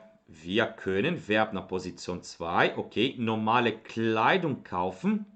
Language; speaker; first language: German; non-native, fluent; Portuguese